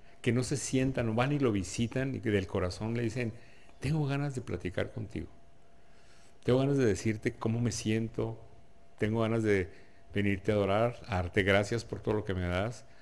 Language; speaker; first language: Spanish; native; Spanish